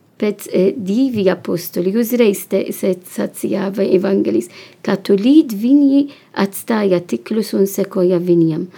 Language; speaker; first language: Latvian; non-native, learner; Italian